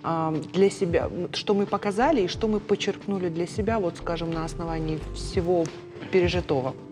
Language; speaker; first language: Russian; native; Russian